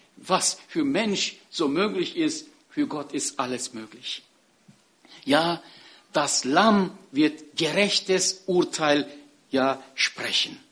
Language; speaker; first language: German; non-native, fluent; Turkish